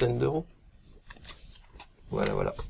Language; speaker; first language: French; native; French